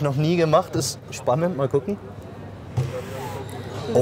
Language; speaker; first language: German; native; German